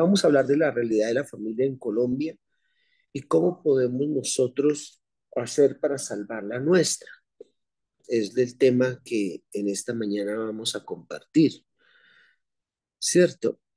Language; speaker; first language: Spanish; native; Spanish